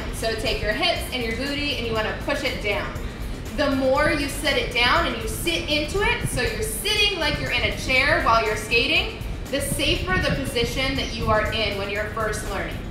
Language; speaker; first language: English; native; English